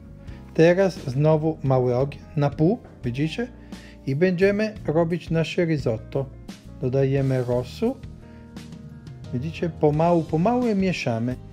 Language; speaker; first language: Polish; non-native, learner; Italian